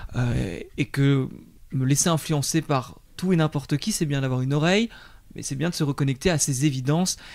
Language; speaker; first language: French; native; French